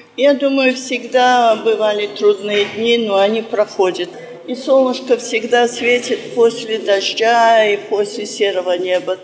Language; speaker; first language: Russian; early bilingual, heritage; Russian